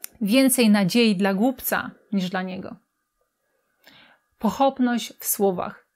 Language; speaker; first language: Polish; native; Polish